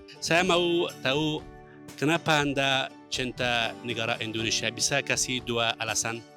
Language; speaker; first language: Indonesian; non-native, fluent; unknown